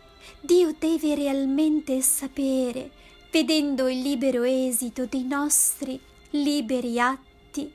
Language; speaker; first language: Italian; native; Italian